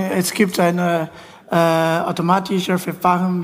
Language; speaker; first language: German; non-native, fluent; Chinese